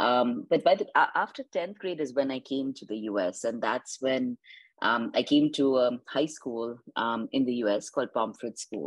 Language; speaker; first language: English; non-native, local second language; Hindi